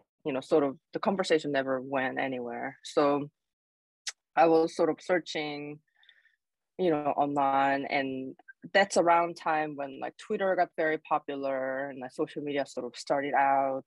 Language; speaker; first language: English; non-native, fluent; Korean